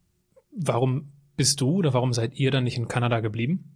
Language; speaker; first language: German; native; German